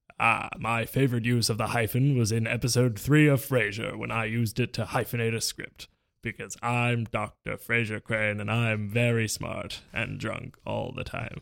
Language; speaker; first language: English; native; English